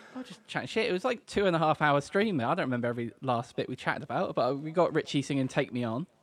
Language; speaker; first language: English; native; English